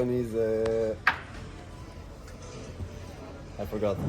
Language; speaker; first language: English; non-native, learner; French